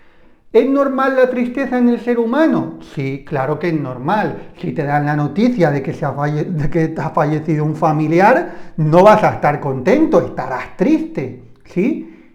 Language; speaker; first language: Spanish; native; Spanish